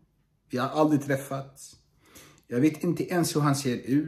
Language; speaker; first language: Swedish; non-native, fluent; Arabic